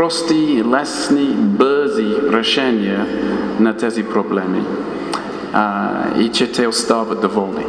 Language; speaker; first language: Bulgarian; non-native, fluent; English